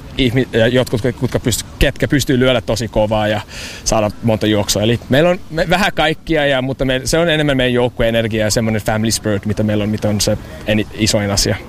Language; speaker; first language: Finnish; non-native, fluent; English